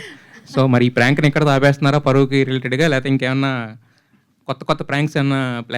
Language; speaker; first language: Telugu; native; Telugu